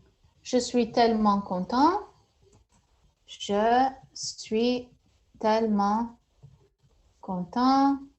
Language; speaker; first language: French; non-native, fluent; English